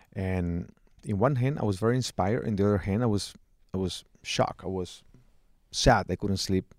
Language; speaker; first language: English; non-native, fluent; Spanish